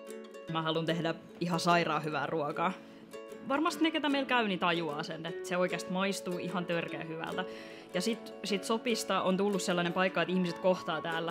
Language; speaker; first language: Finnish; native; Finnish